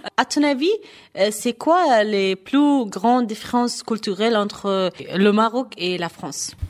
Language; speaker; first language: French; non-native, fluent; Persian